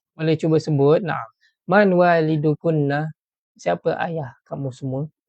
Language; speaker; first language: Malay; native; Malay